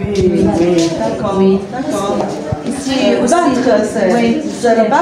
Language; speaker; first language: French; non-native, fluent; Chinese